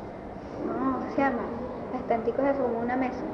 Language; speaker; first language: Spanish; native; Spanish